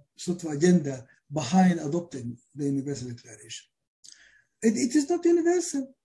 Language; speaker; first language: English; non-native, fluent; Arabic